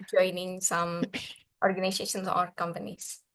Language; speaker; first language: English; non-native, learner; Indonesian